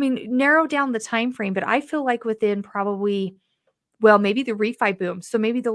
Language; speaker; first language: English; native; English